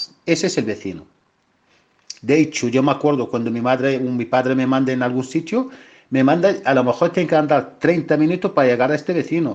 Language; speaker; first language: Spanish; non-native, fluent; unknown